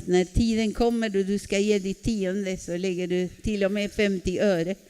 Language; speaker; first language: Swedish; non-native, fluent; Spanish